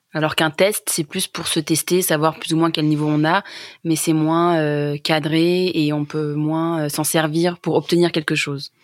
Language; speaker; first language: French; native; French